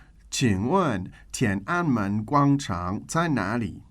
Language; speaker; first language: Chinese; non-native, learner; English